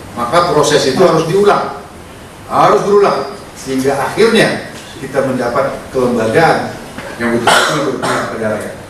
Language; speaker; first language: Indonesian; non-native, local second language; Punjabi